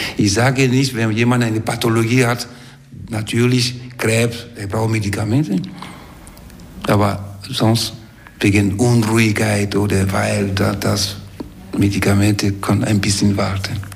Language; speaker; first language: German; non-native, fluent; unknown